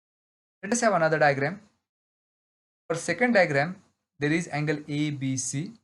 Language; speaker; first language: English; non-native, local second language; Marathi